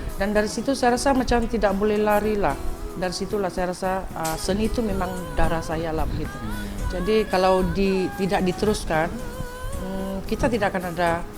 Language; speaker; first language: Malay; non-native, local second language; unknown